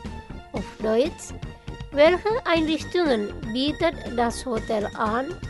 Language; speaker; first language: German; non-native, fluent; Indonesian